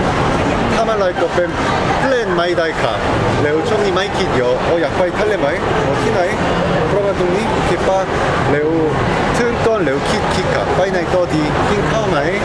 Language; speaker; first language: Thai; non-native, fluent; Korean